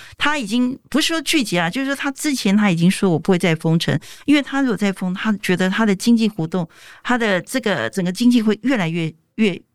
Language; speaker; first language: Chinese; native; Chinese